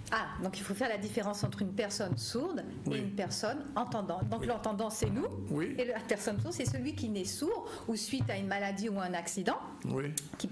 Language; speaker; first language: French; native; French